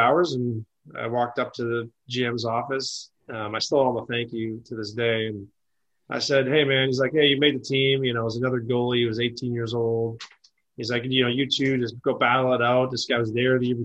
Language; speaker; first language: English; native; English